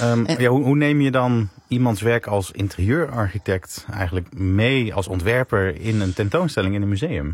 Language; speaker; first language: Dutch; native; Dutch